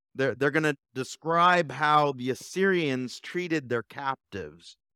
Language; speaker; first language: English; native; English